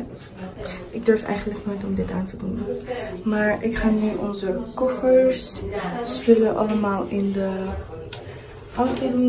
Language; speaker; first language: Dutch; early bilingual, other home language; Persian